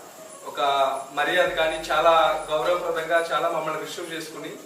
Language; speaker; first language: Telugu; native; Telugu